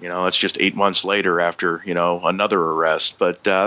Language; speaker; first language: English; native; English